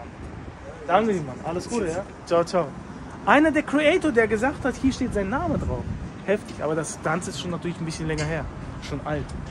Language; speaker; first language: German; native; German